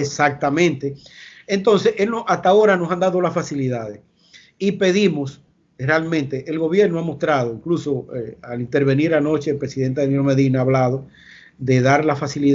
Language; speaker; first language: Spanish; native; Spanish